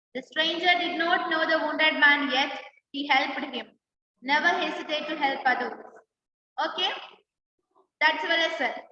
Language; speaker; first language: English; non-native, local second language; Malayalam